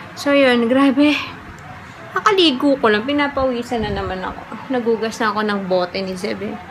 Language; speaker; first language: Filipino; native; Filipino